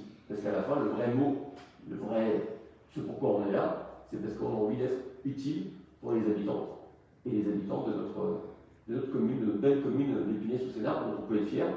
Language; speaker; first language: French; native; French